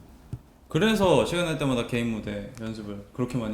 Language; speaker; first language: Korean; native; Korean